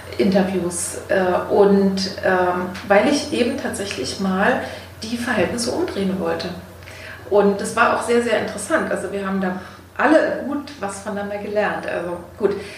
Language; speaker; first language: German; native; German